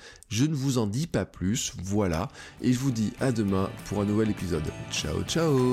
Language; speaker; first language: French; native; French